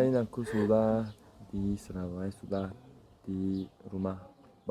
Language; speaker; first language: Indonesian; non-native, learner; Turkish